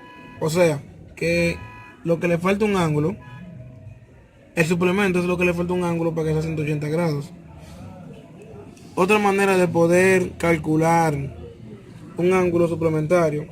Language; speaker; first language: Spanish; native; Spanish